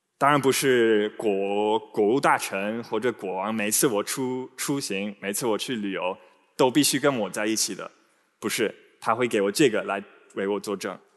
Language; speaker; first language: Chinese; non-native, fluent; English